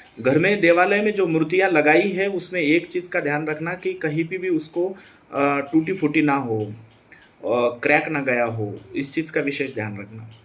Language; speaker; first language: Hindi; non-native, local second language; Marathi